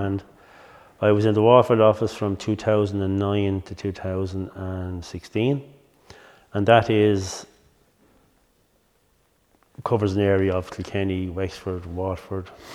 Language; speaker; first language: English; native; English